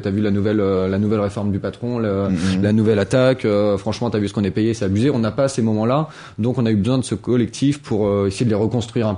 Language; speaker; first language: French; native; French